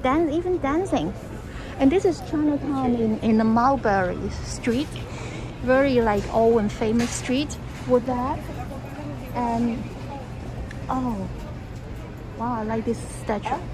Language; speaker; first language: English; non-native, learner; Cantonese